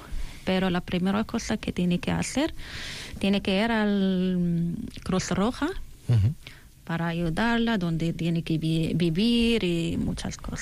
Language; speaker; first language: Spanish; non-native, learner; Arabic